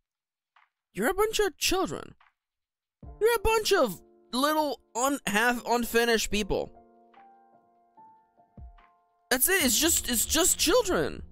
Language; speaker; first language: English; native; English